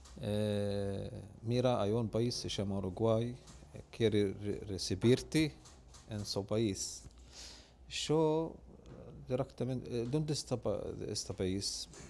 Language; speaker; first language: Spanish; non-native, learner; Arabic